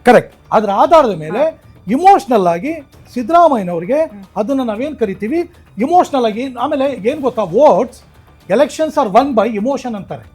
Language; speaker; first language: Kannada; native; Kannada